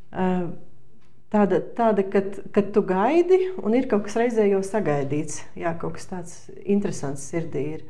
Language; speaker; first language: Latvian; native; Latvian